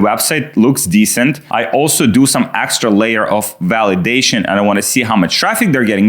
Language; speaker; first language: English; non-native, fluent; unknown